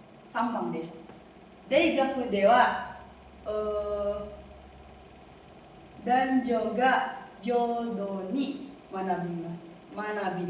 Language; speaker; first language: Japanese; non-native, learner; Indonesian